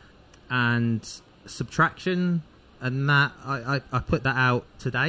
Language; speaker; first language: English; native; English